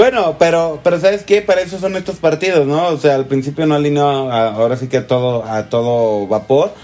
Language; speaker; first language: Spanish; native; Spanish